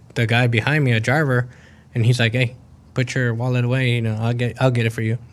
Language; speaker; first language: English; early bilingual, other home language; Spanish